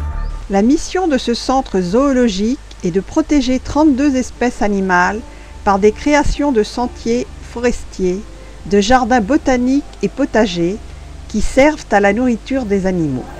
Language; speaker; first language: French; native; French